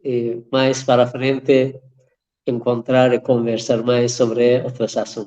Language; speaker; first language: Portuguese; non-native, fluent; Persian